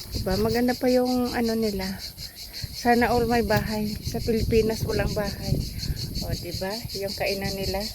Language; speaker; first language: Filipino; non-native, local second language; Cebuano